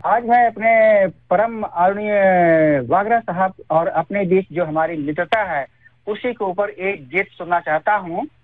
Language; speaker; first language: Hindi; native; Hindi